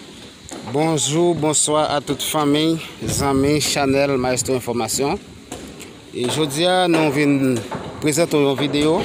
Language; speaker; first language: French; non-native, learner; Haitian Creole